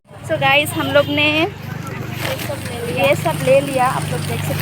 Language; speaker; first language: Hindi; non-native, local second language; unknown